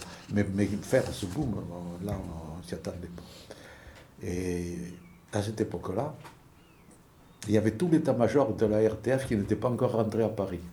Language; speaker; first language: French; native; French